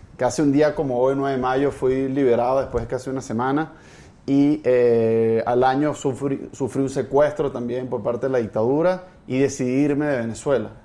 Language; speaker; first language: Spanish; native; Spanish